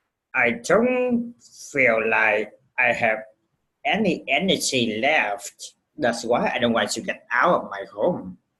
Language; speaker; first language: English; non-native, fluent; Vietnamese